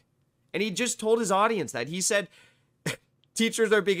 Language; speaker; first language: English; native; English